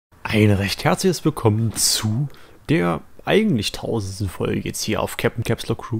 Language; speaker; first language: German; native; German